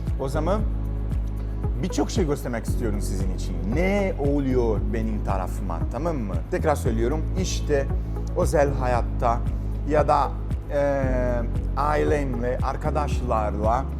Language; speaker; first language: Turkish; non-native, learner; Portuguese